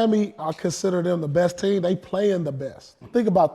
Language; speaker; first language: English; native; English